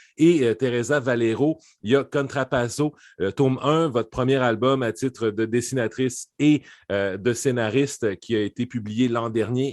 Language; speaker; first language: French; native; French